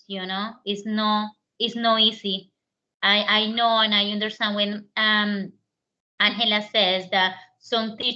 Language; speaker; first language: English; non-native, learner; Spanish